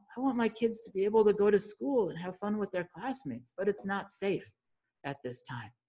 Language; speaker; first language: English; native; English